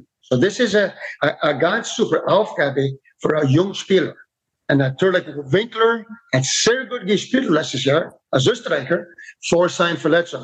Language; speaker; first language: German; non-native, fluent; English